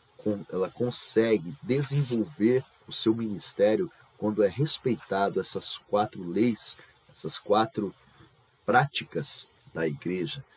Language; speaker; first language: Portuguese; native; Portuguese